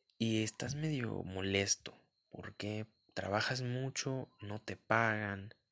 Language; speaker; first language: Spanish; early bilingual, heritage; Spanish